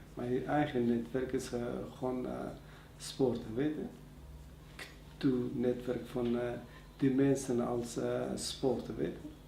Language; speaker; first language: Dutch; non-native, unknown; Persian